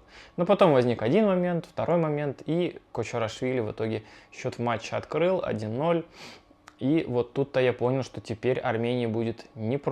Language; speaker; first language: Russian; native; Russian